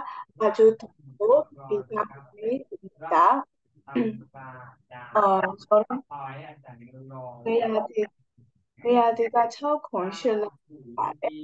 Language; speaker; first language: Korean; non-native, learner; Burmese